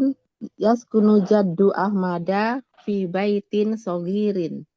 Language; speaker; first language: Arabic; non-native, learner; Indonesian